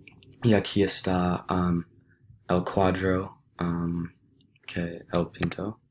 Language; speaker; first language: Spanish; non-native, learner; English